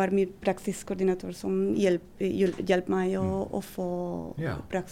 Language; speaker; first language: Norwegian; non-native, fluent; Spanish